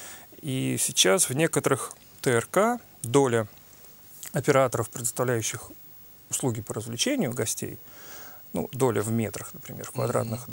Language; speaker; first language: Russian; native; Russian